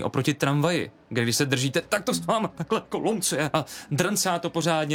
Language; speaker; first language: Czech; native; Czech